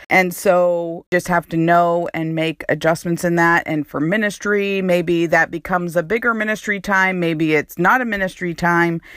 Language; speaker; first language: English; native; English